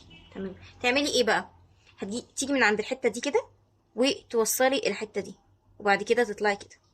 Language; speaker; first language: Arabic; native; Arabic